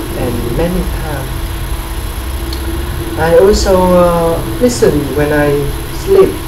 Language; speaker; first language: English; non-native, learner; Vietnamese